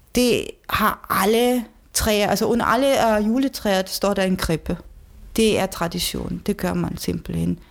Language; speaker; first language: Danish; non-native, fluent; German